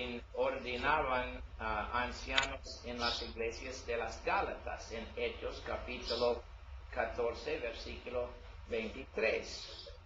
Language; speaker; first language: Spanish; non-native, learner; English